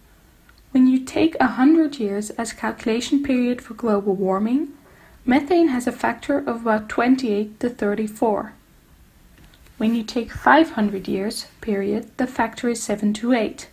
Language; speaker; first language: English; non-native, fluent; Dutch